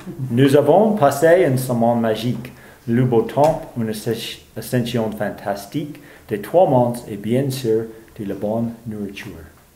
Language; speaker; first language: French; non-native, learner; English